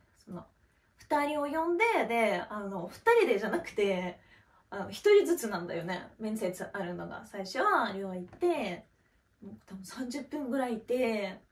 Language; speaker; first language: Japanese; non-native, fluent; Russian